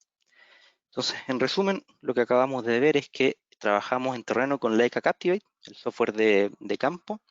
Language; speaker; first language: Spanish; native; Spanish